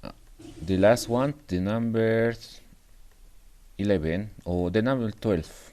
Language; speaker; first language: English; non-native, learner; Spanish